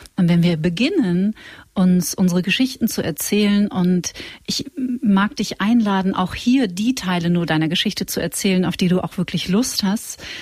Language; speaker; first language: German; native; German